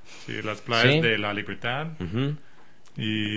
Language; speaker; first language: Spanish; non-native, learner; English